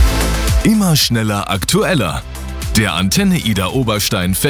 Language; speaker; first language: German; native; German